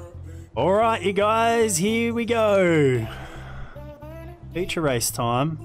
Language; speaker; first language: English; native; English